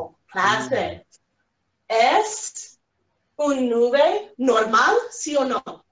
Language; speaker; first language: Spanish; non-native, fluent; English